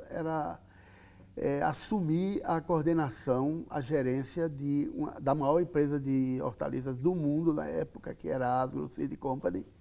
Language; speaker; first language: Portuguese; native; Portuguese